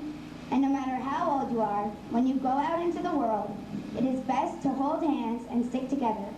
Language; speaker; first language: English; native; English